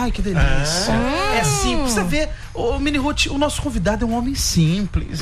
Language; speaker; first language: Portuguese; native; Portuguese